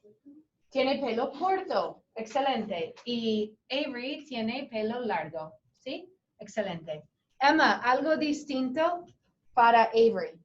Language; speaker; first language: Spanish; non-native, fluent; English